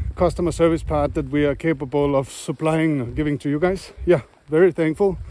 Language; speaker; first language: English; non-native, fluent; Danish